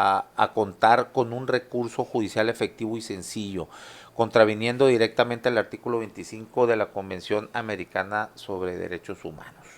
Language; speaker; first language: Spanish; native; Spanish